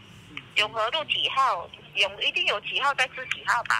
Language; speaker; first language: Chinese; native; Chinese